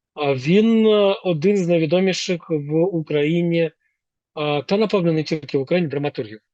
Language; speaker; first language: Ukrainian; native; Ukrainian